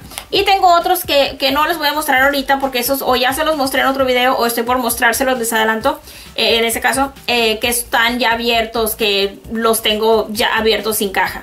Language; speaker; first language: Spanish; native; Spanish